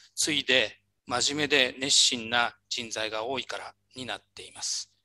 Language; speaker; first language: Japanese; native; Japanese